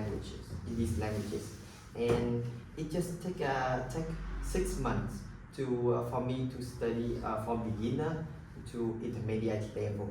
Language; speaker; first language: English; non-native, learner; Vietnamese